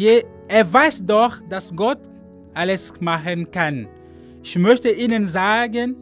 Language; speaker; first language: German; non-native, learner; Ewe